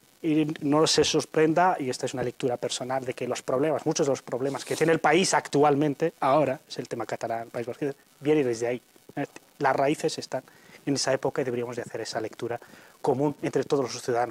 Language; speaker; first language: Spanish; native; Spanish